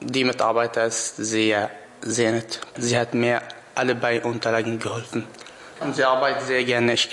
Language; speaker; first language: German; non-native, learner; Arabic